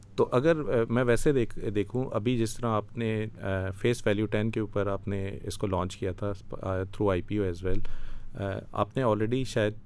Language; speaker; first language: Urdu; native; Urdu